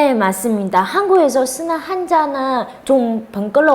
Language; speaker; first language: Korean; non-native, fluent; Chinese